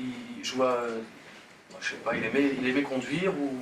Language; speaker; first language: French; native; French